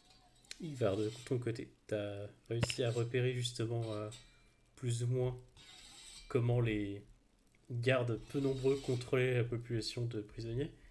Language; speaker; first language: French; native; French